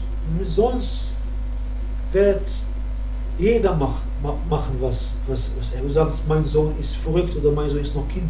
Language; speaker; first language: German; non-native, learner; Arabic